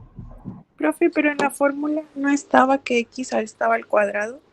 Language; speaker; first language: Spanish; native; Spanish